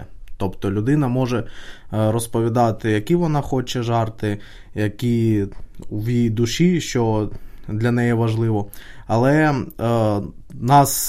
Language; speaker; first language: Ukrainian; native; Ukrainian